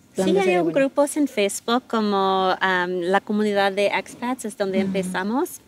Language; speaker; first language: Spanish; non-native, fluent; English